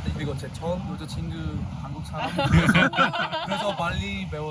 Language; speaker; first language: Korean; non-native, learner; English